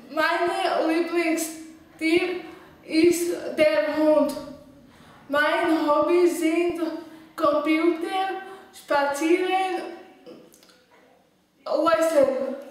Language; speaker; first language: German; non-native, learner; Slovak